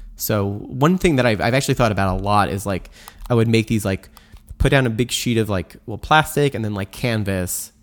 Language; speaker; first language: English; native; English